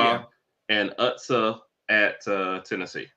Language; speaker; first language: English; native; English